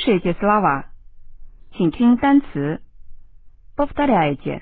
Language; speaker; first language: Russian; non-native, fluent; Chinese